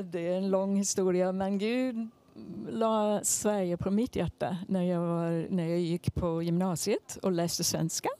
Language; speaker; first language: Swedish; non-native, fluent; English